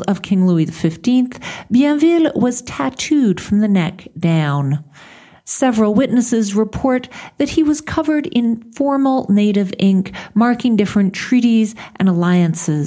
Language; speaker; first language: English; native; English